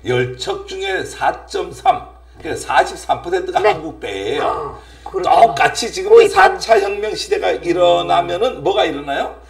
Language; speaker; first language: Korean; native; Korean